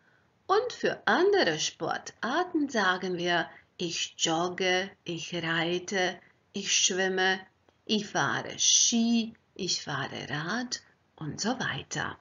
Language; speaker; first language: German; non-native, fluent; Croatian